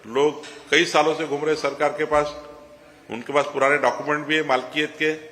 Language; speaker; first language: Hindi; non-native, local second language; Marathi